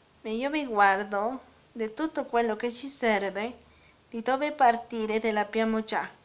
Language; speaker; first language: Italian; non-native, learner; Spanish